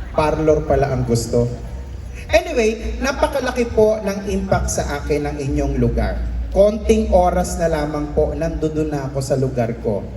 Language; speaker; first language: Filipino; non-native, local second language; Waray